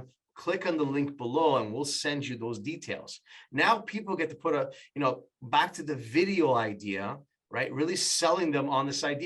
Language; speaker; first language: English; native; English